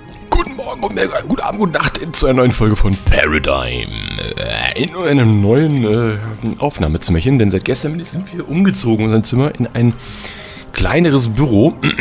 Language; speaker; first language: German; native; German